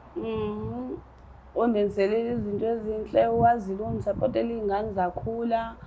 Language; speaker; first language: Zulu; non-native, local second language; Xhosa